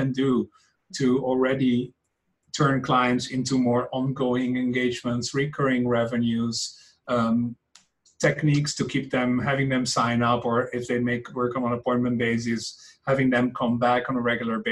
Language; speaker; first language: English; non-native, fluent; Dutch